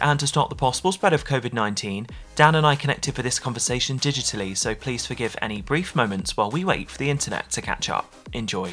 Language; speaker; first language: English; native; English